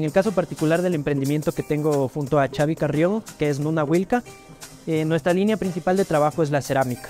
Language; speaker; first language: Spanish; native; Spanish